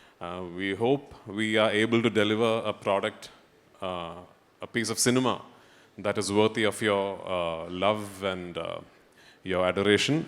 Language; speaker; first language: English; non-native, local second language; Malayalam